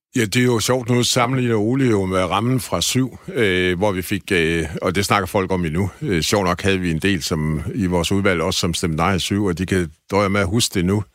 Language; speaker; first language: Danish; native; Danish